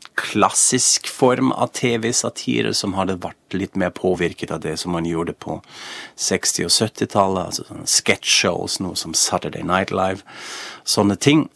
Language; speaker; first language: Norwegian; non-native, fluent; German